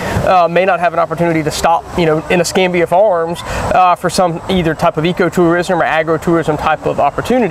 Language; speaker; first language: English; native; English